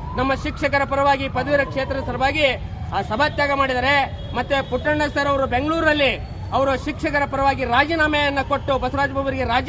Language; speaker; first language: Kannada; native; Kannada